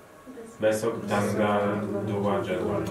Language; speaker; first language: Indonesian; non-native, learner; Polish